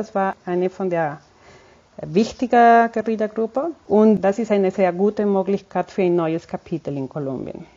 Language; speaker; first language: German; non-native, fluent; Spanish